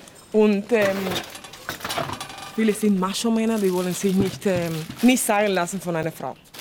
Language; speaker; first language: German; non-native, fluent; Spanish